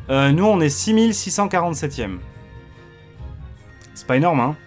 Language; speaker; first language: French; native; French